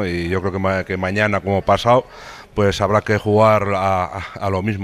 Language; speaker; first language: Spanish; native; Spanish